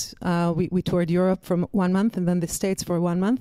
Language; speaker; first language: English; non-native, fluent; Hebrew